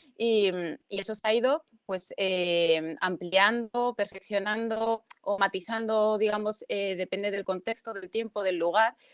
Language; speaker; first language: Spanish; early bilingual, other home language; Arabic